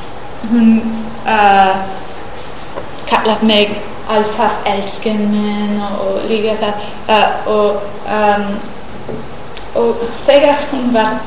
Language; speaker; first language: Icelandic; non-native, learner; English